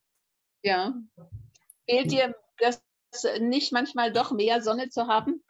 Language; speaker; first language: German; native; German